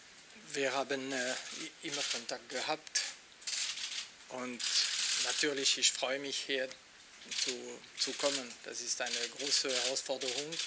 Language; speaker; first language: German; non-native, local second language; French